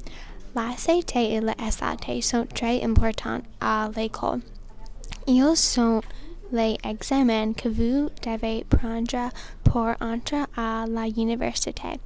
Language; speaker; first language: French; non-native, learner; English